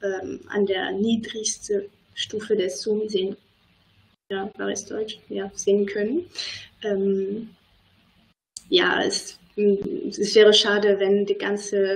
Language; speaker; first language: German; non-native, fluent; French